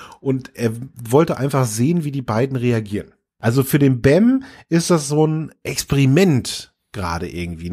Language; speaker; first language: German; native; German